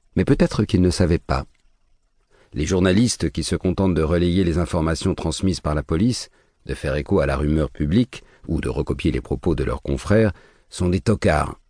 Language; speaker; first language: French; native; French